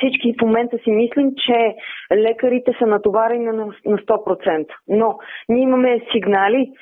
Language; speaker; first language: Bulgarian; native; Bulgarian